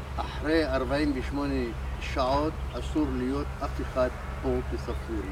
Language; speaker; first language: Hebrew; non-native, local second language; Arabic